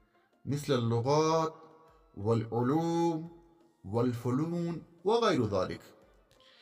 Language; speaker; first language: Arabic; non-native, fluent; Urdu